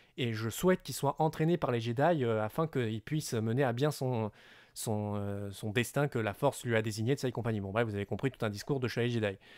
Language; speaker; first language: French; native; French